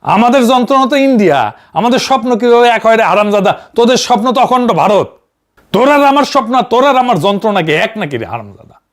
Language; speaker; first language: Bangla; native; Bangla